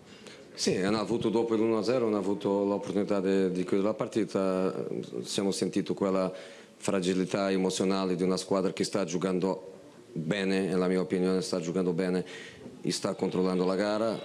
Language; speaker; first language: Italian; non-native, fluent; Portuguese